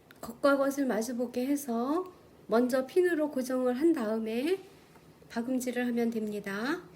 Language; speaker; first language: Korean; native; Korean